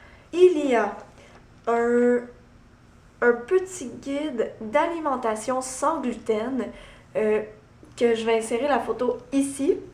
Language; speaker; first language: French; native; French